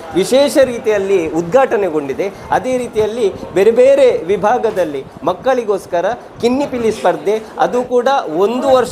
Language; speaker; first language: Kannada; non-native, local second language; Tulu